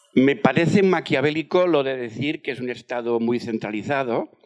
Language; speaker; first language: Spanish; non-native, fluent; French